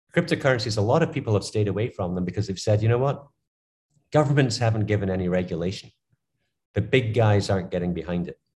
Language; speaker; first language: English; native; English